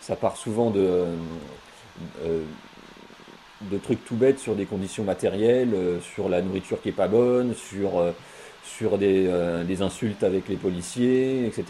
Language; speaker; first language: French; native; French